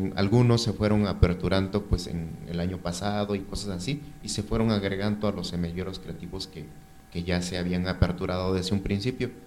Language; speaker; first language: Spanish; non-native, local second language; Mixtepec Mixtec